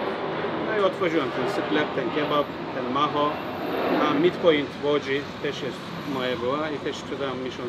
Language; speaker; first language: Polish; non-native, learner; Turkish